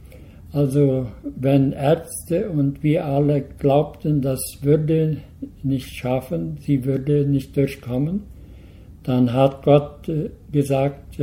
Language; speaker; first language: German; early bilingual, heritage; Low German